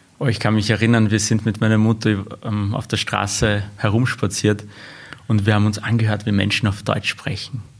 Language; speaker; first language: German; early bilingual, other home language; Armenian